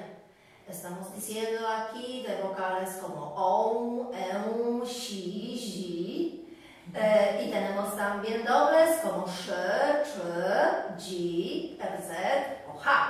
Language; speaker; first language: Spanish; non-native, fluent; Polish